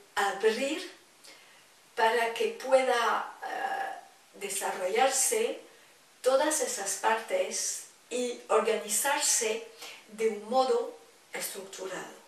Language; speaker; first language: Spanish; non-native, fluent; French